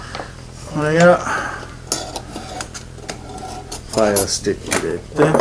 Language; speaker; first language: Japanese; non-native, fluent; English